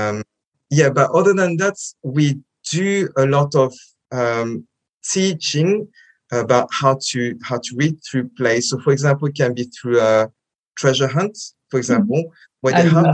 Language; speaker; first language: English; non-native, fluent; French